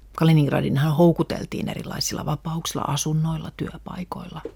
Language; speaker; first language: Finnish; non-native, local second language; Russian